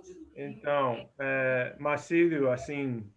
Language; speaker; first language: Portuguese; non-native, fluent; English